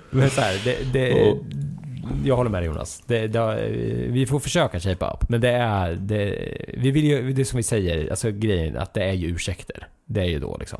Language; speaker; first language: Swedish; native; Swedish